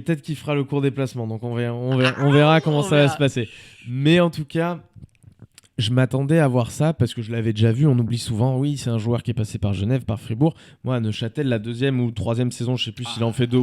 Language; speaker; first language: French; native; French